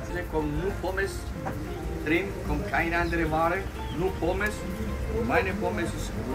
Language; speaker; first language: German; non-native, learner; Greek